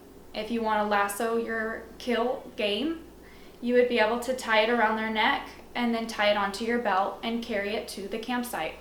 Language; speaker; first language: English; native; English